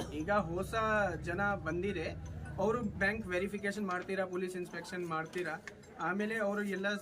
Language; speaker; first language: Kannada; non-native, fluent; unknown